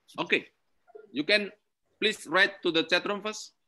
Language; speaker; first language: English; non-native, learner; Indonesian